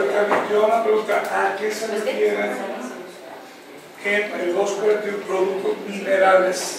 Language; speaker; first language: Spanish; native; Spanish